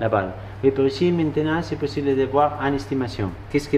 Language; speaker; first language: French; non-native, learner; Spanish